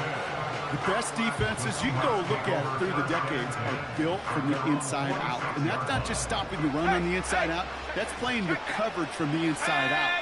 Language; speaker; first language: English; native; English